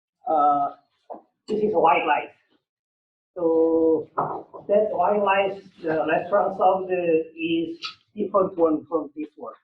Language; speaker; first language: English; non-native, learner; Korean